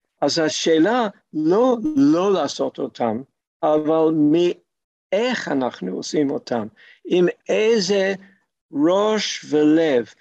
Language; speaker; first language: Hebrew; non-native, fluent; English